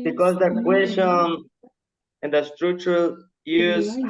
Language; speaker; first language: English; non-native, learner; Spanish